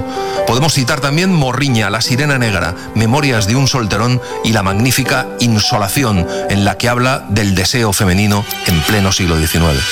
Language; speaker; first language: Spanish; native; Spanish